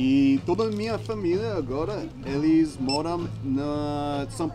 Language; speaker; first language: Portuguese; early bilingual, heritage; Portuguese